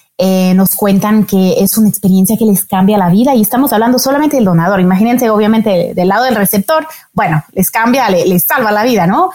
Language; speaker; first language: Spanish; non-native, fluent; French